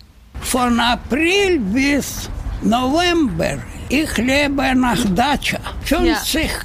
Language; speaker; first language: German; non-native, learner; Russian